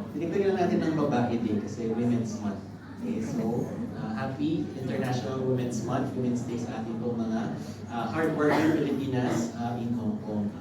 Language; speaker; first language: Filipino; native; Filipino